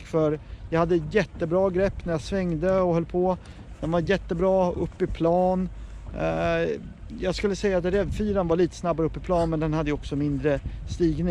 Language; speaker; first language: Swedish; native; Swedish